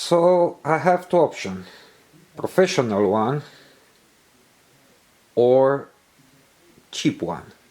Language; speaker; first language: English; non-native, learner; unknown